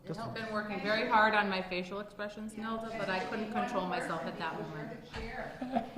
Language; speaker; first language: English; native; English